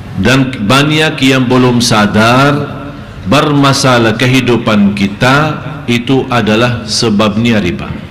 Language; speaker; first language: Malay; non-native, fluent; Arabic